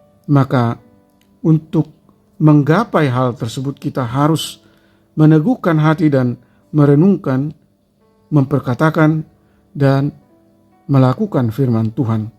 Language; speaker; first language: Indonesian; native; Indonesian